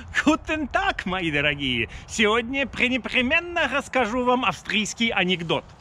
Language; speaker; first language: Russian; native; Russian